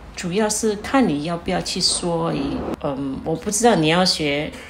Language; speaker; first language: Chinese; non-native, local second language; Min Nan Chinese